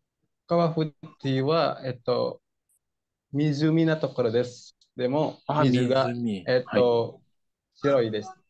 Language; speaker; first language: Japanese; non-native, learner; Indonesian